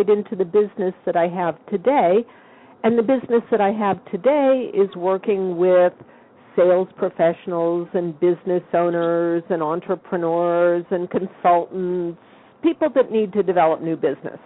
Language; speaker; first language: English; native; English